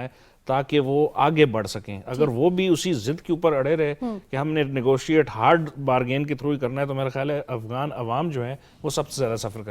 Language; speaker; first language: Urdu; native; Urdu